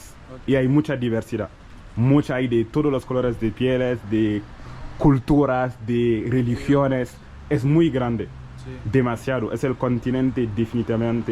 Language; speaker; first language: Spanish; non-native, local second language; French